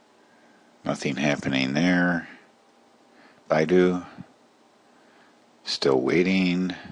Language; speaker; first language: English; native; English